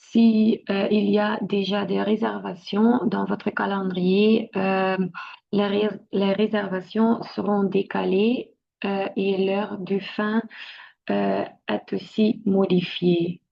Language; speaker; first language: French; non-native, local second language; Dutch